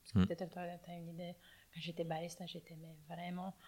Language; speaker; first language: French; non-native, fluent; Romanian